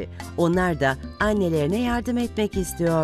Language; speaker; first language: Turkish; native; Turkish